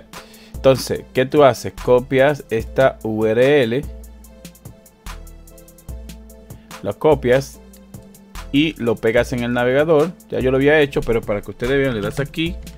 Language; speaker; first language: Spanish; native; Spanish